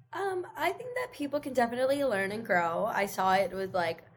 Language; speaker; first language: English; early bilingual, other home language; Spanish